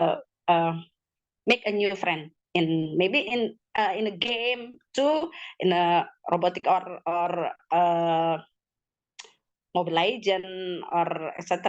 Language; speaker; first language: English; non-native, learner; Indonesian